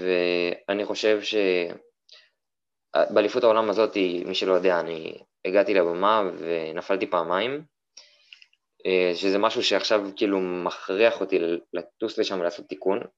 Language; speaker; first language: Hebrew; native; Hebrew